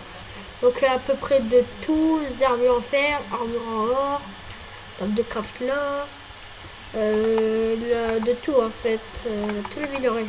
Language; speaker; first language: French; native; French